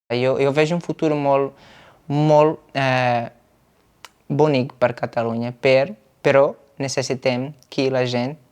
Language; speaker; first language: Catalan; non-native, fluent; Portuguese